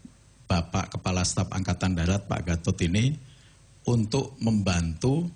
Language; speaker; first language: Indonesian; non-native, local second language; Javanese